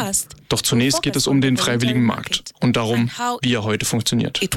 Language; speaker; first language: German; native; German